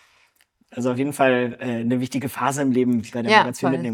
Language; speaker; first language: German; native; German